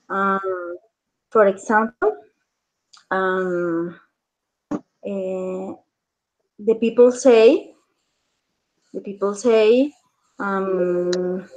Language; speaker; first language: English; non-native, learner; Spanish